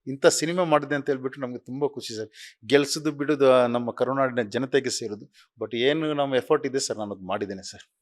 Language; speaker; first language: Kannada; non-native, local second language; Tulu